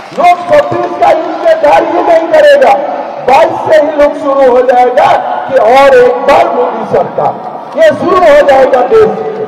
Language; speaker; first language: Hindi; non-native, local second language; Assamese